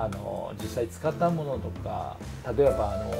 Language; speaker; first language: Japanese; non-native, fluent; Chinese